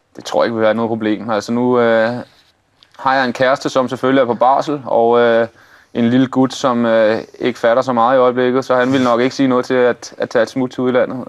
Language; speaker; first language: Danish; native; Danish